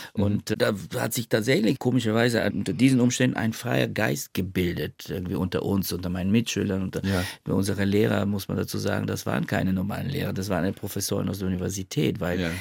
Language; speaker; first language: German; non-native, fluent; Bulgarian